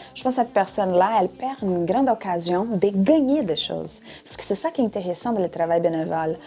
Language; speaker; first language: French; non-native, fluent; Portuguese